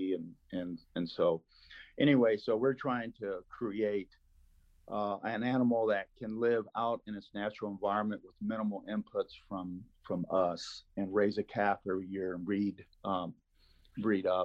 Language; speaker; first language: English; non-native, fluent; Spanish